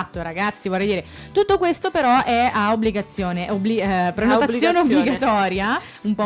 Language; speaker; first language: Italian; native; Italian